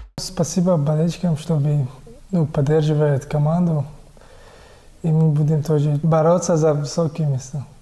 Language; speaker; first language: Russian; non-native, local second language; Tajik